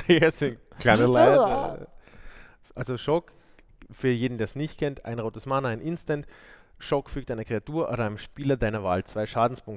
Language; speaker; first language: German; native; German